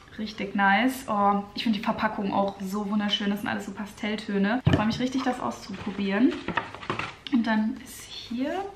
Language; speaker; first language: German; native; German